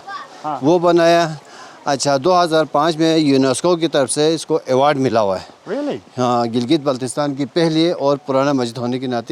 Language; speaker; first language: Hindi; non-native, local second language; Balti